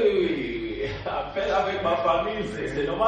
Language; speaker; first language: French; non-native, learner; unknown